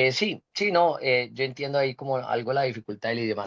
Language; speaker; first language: Spanish; native; Spanish